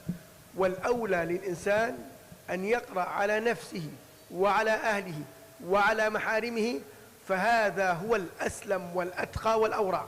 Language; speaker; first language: Arabic; native; Arabic